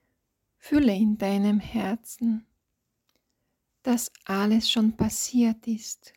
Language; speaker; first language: German; non-native, fluent; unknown